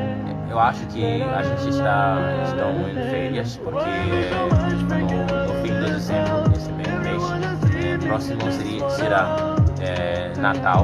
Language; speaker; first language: Portuguese; non-native, learner; Haitian Creole